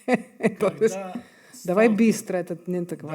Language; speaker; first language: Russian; non-native, fluent; Serbian